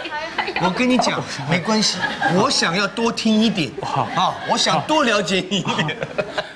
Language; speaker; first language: Chinese; native; Chinese